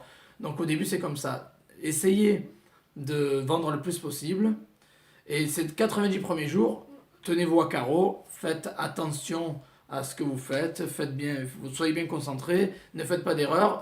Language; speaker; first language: French; native; French